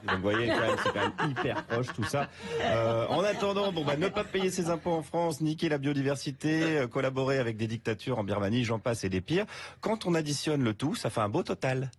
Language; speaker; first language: French; native; French